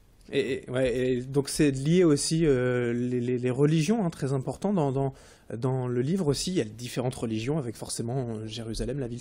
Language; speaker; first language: French; native; French